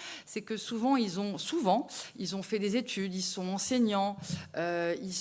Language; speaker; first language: French; native; French